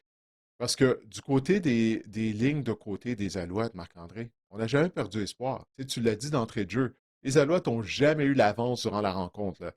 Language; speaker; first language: French; native; French